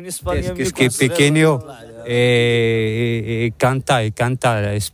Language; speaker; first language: Spanish; non-native, learner; Arabic